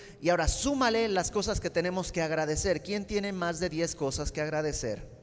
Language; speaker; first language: Spanish; native; Spanish